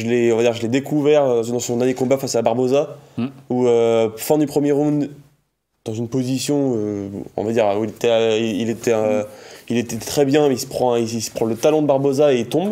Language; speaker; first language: French; native; French